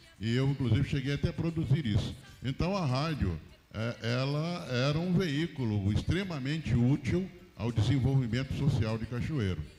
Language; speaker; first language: Portuguese; native; Portuguese